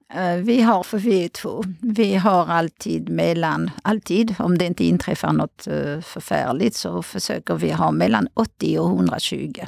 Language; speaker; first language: Swedish; non-native, fluent; French